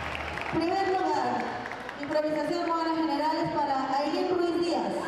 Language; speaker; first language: Spanish; native; Spanish